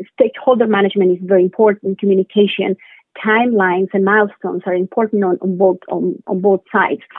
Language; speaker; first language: English; non-native, fluent; Spanish